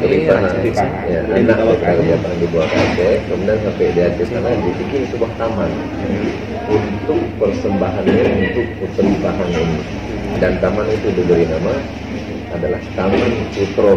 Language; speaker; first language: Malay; non-native, local second language; Achinese